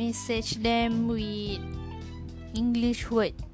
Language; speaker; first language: English; non-native, learner; Malay